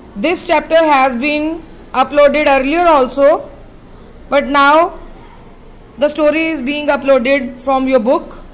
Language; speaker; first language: English; non-native, local second language; Punjabi